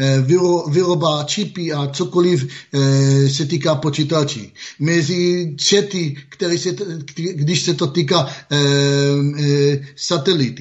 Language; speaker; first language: Czech; non-native, fluent; Hebrew